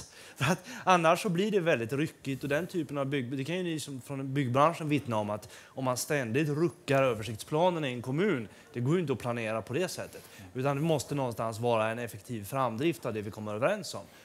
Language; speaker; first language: Swedish; native; Swedish